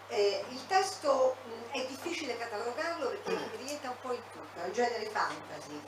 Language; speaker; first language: Italian; native; Italian